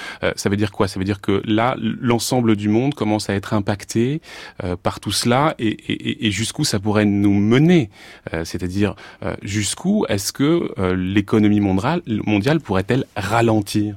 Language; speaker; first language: French; native; French